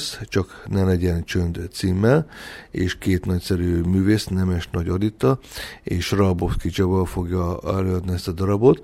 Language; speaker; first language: Hungarian; native; Hungarian